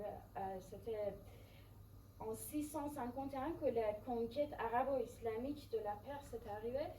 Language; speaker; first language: French; non-native, fluent; Persian